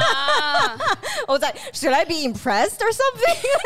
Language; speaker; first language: English; non-native, fluent; Chinese